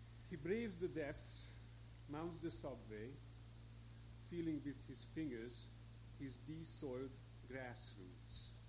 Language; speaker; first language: English; non-native, fluent; Hungarian